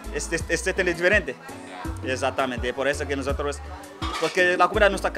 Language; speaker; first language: Spanish; non-native, learner; Haitian Creole